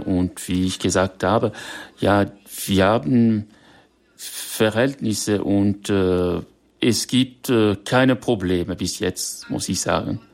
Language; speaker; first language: German; non-native, fluent; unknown